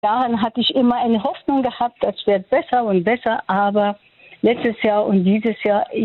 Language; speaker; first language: German; non-native, fluent; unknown